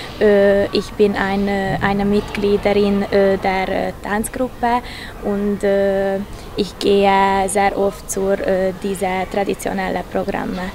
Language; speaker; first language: German; non-native, learner; Hungarian